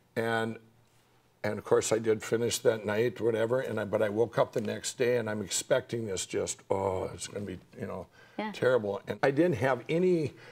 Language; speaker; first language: English; native; English